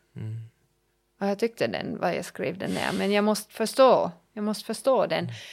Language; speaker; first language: Swedish; non-native, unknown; German